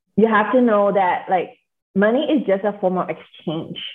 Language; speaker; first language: English; native; English